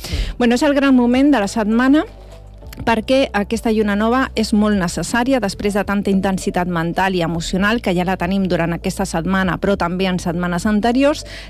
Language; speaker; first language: Catalan; non-native, local second language; Spanish